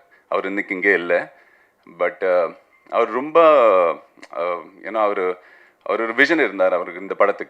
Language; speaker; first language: Tamil; non-native, fluent; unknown